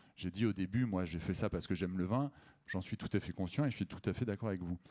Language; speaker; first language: French; native; French